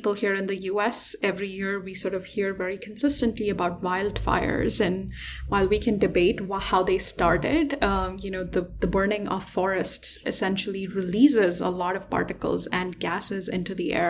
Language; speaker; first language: English; non-native, local second language; Hindi